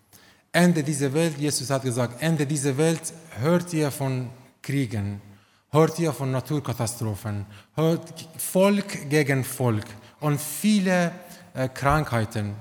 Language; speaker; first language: German; non-native, learner; Romanian